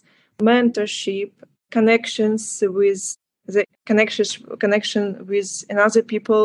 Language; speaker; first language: English; non-native, learner; Ukrainian